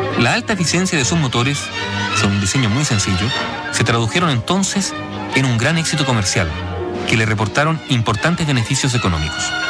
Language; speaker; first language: Spanish; native; Spanish